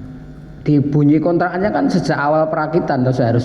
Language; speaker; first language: Indonesian; native; Indonesian